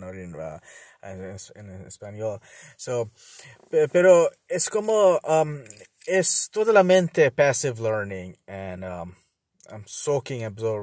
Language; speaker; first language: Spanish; non-native, learner; Bangla